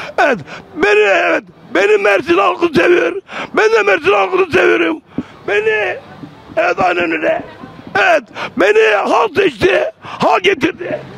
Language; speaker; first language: Turkish; native; Turkish